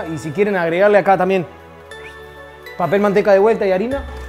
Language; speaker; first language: Spanish; native; Spanish